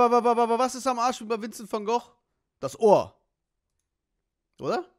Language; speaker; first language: German; native; German